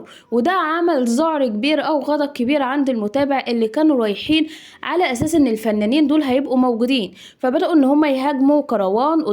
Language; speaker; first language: Arabic; native; Arabic